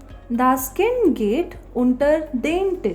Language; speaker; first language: German; non-native, fluent; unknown